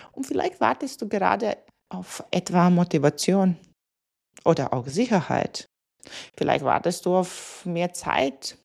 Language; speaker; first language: German; non-native, fluent; Latvian